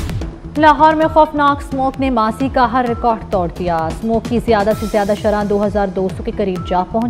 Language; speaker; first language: Urdu; native; Urdu